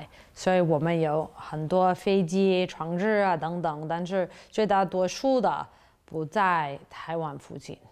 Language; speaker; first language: Chinese; non-native, fluent; English